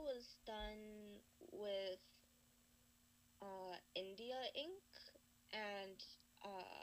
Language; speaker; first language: English; native; English